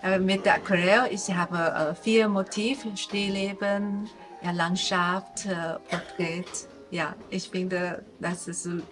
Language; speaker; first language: German; non-native, learner; Chinese